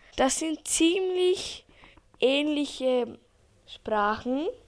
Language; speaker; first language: German; early bilingual, other home language; Serbian